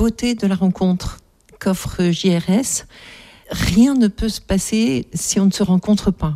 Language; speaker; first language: French; native; French